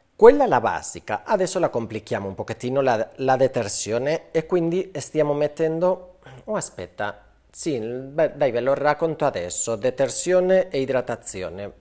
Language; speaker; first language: Italian; non-native, fluent; Spanish